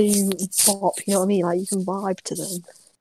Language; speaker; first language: English; native; English